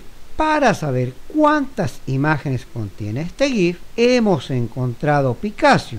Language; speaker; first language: Spanish; native; Spanish